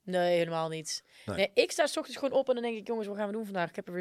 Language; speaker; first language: Dutch; native; Dutch